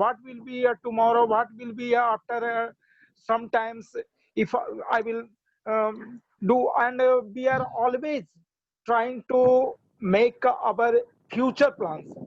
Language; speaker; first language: English; non-native, learner; Hindi